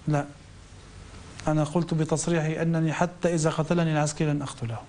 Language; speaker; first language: Arabic; native; Arabic